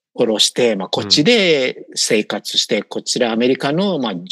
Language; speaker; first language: Japanese; non-native, fluent; English